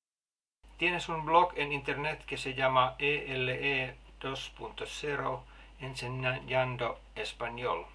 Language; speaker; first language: Spanish; non-native, learner; Finnish